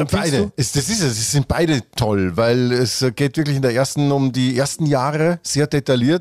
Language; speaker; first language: German; native; German